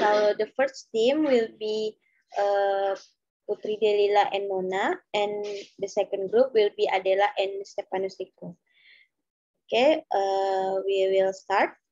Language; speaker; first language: English; non-native, learner; Indonesian